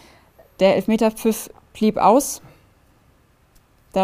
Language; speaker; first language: German; native; German